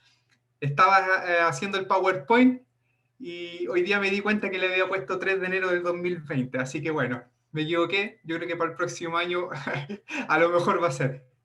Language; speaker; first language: Spanish; native; Spanish